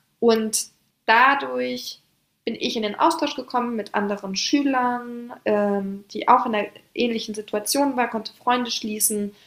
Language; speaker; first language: German; early bilingual, other home language; French